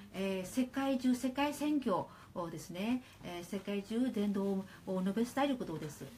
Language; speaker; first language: Japanese; non-native, fluent; Burmese